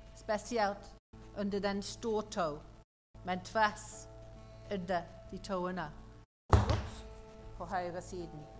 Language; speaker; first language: Norwegian; non-native, learner; English